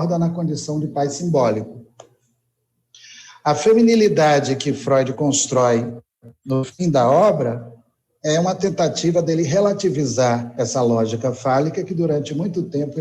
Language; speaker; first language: Portuguese; native; Portuguese